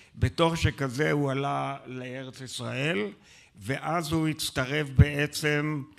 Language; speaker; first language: Hebrew; native; Hebrew